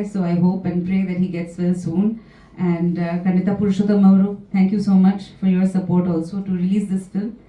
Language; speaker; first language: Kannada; non-native, fluent; Bangla